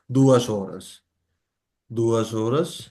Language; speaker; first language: Portuguese; non-native, learner; Bangla